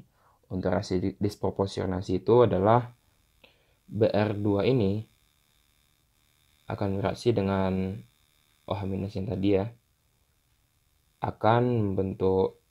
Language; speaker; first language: Indonesian; native; Indonesian